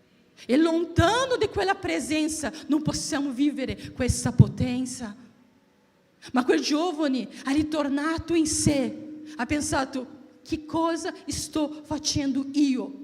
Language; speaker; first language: Italian; non-native, fluent; Portuguese